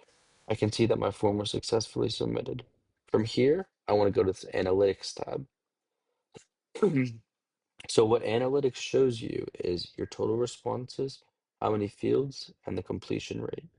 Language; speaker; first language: English; native; English